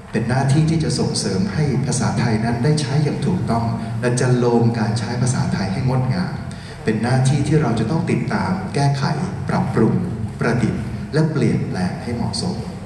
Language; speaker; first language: Thai; native; Thai